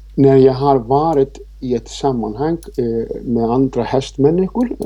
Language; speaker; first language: Swedish; non-native, fluent; Icelandic